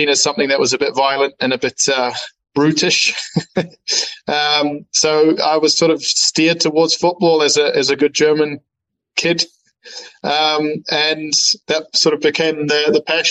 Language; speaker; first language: English; native; English